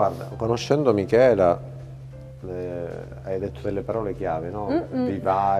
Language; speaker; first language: Italian; native; Italian